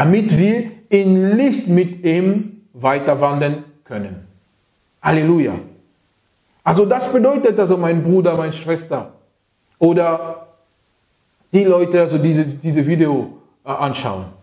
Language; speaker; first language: German; non-native, fluent; French